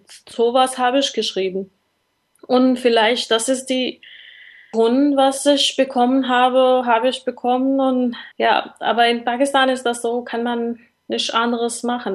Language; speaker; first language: German; non-native, learner; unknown